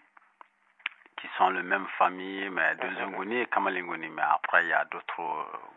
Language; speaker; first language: French; non-native, local second language; Bambara